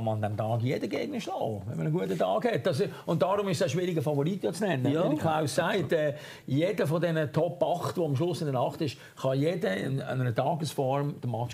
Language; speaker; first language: German; native; German